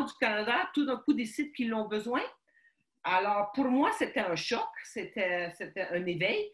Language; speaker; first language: French; early bilingual, other home language; Ukrainian